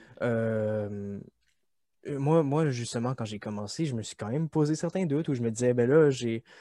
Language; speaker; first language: French; native; French